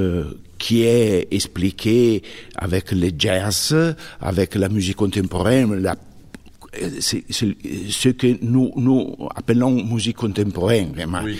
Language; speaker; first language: French; non-native, fluent; Italian